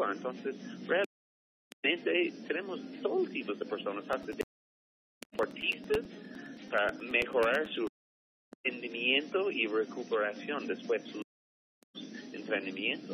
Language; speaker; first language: Spanish; non-native, fluent; English